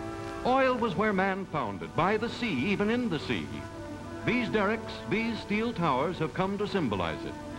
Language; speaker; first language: English; native; English